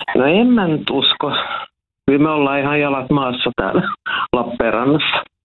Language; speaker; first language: Finnish; non-native, local second language; Swedish